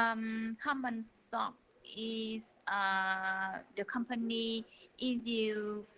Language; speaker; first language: English; non-native, learner; Vietnamese